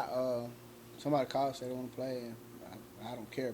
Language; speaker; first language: English; native; English